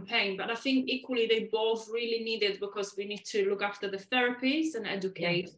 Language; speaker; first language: English; non-native, fluent; Polish